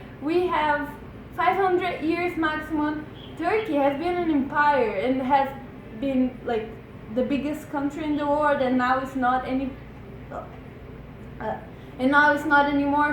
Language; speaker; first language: English; non-native, fluent; Portuguese